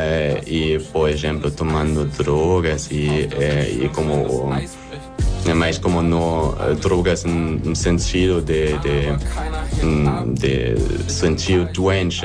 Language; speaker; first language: Portuguese; non-native, learner; German